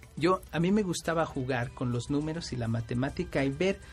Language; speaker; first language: Spanish; native; Spanish